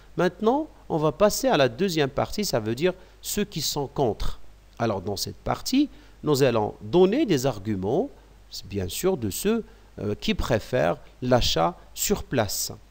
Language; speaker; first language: French; non-native, local second language; Arabic